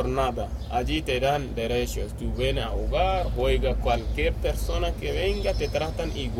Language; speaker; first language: Spanish; non-native, fluent; Wolof